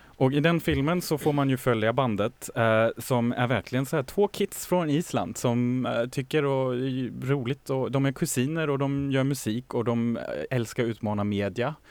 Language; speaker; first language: Swedish; non-native, fluent; German